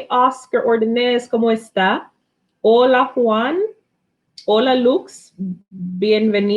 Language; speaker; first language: Spanish; non-native, learner; English